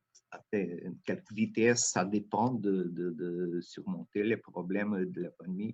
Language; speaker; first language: French; non-native, fluent; Portuguese